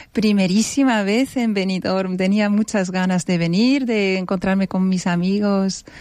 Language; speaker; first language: Spanish; non-native, fluent; German